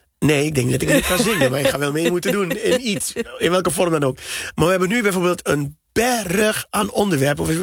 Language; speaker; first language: Dutch; native; Dutch